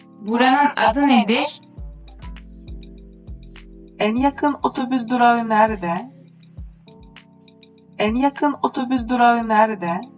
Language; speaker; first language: Turkish; non-native, fluent; Uzbek